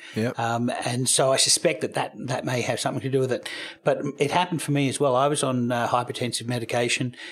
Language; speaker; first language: English; native; English